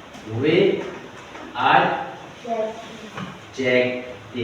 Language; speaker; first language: English; non-native, learner; Indonesian